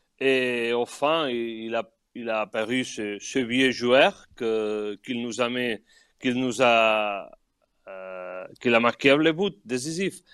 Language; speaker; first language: French; non-native, learner; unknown